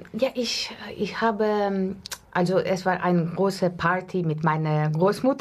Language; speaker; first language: German; non-native, learner; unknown